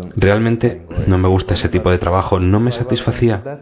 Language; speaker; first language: Spanish; non-native, fluent; Turkish